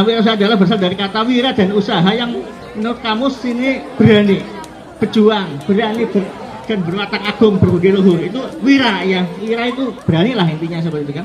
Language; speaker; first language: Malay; non-native, local second language; Javanese